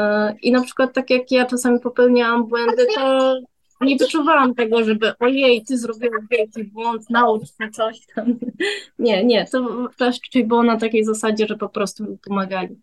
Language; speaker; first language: Polish; early bilingual, heritage; Polish